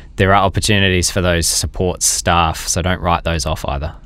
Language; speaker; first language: English; native; English